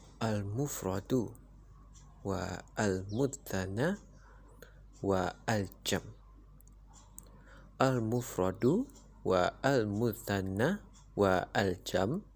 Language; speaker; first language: Arabic; non-native, learner; Malay